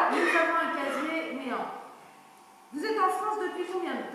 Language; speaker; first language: French; native; French